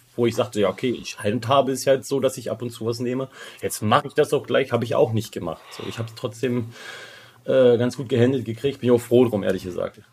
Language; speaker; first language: German; native; German